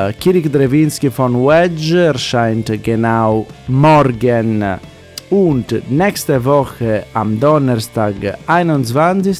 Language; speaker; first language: German; non-native, fluent; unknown